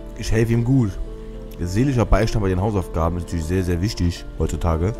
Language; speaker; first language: German; native; German